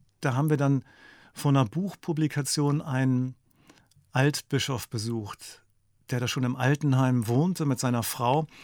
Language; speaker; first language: German; native; German